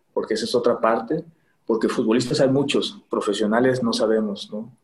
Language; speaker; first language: Spanish; native; Spanish